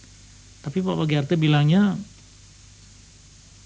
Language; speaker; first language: Indonesian; native; Indonesian